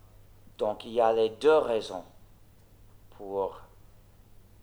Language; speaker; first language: French; non-native, fluent; English